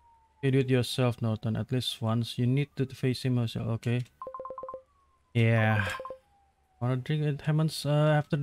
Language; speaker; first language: English; non-native, learner; Indonesian